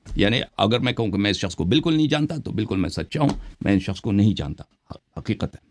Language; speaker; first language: Urdu; early bilingual, heritage; Urdu